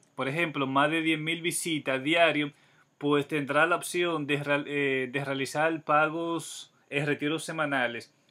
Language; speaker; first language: Spanish; native; Spanish